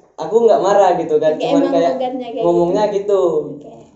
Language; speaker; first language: Indonesian; native; Indonesian